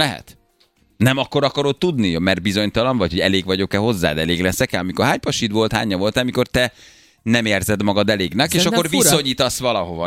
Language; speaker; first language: Hungarian; native; Hungarian